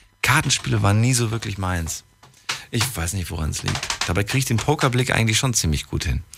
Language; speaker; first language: German; native; German